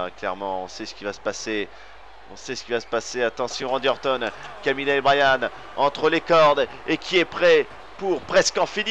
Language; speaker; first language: French; native; French